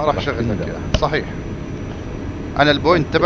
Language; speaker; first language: Arabic; native; Arabic